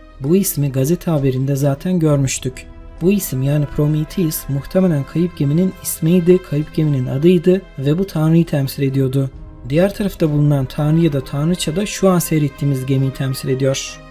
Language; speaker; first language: Turkish; native; Turkish